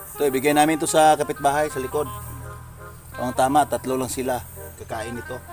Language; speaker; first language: Filipino; non-native, local second language; Cebuano